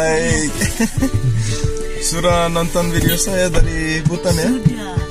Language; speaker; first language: Indonesian; non-native, learner; Danish